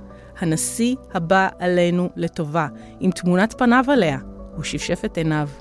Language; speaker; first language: Hebrew; native; Hebrew